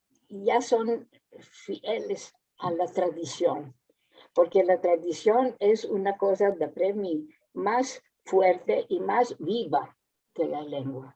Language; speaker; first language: Spanish; early bilingual, heritage; Ladino